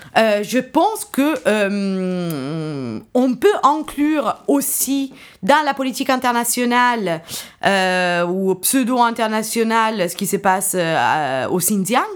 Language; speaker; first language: French; non-native, fluent; Italian